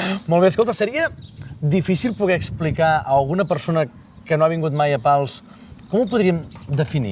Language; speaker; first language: Catalan; native; Catalan